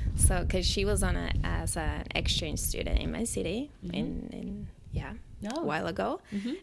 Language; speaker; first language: English; non-native, fluent; Finnish